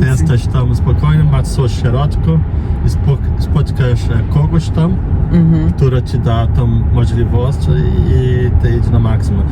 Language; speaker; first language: Polish; non-native, learner; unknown